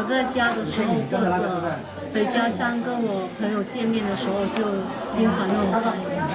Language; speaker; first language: Chinese; non-native, local second language; Cantonese